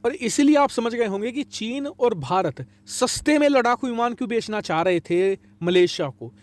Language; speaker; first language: Hindi; native; Hindi